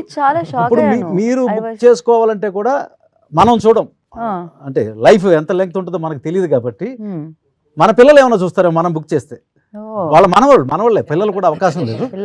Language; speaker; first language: Telugu; native; Telugu